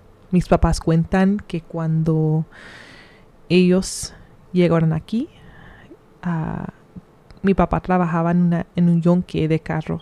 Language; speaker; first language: Spanish; early bilingual, heritage; Spanish